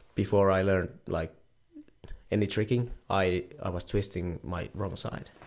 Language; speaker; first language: English; non-native, learner; Finnish